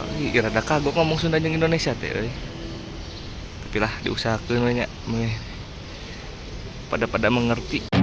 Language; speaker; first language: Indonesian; non-native, local second language; Sundanese